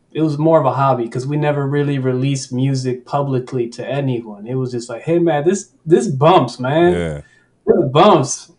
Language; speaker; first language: English; early bilingual, other home language; Spanish